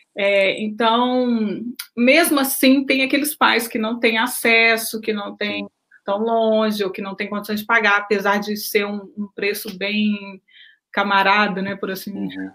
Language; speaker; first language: Portuguese; native; Portuguese